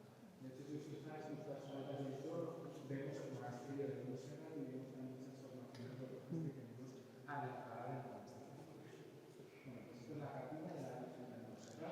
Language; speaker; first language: Spanish; native; Spanish